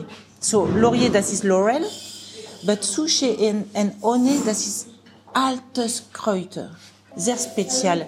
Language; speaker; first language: German; non-native, learner; French